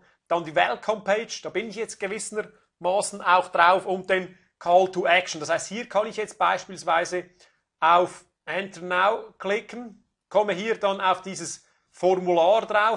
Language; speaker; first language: German; native; German